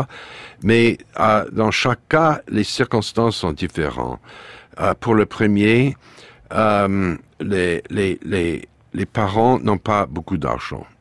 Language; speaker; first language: French; non-native, fluent; English